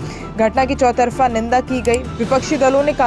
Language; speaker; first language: Hindi; native; Hindi